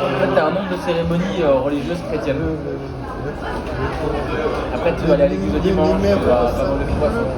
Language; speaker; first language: French; native; French